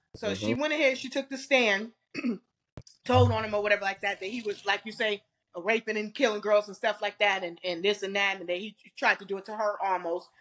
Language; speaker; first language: English; native; English